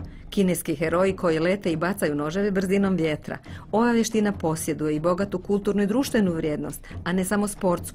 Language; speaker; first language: Bosnian; native; Bosnian